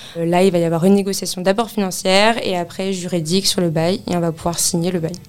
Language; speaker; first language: French; native; French